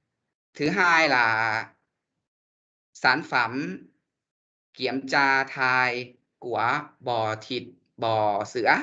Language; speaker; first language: Vietnamese; non-native, learner; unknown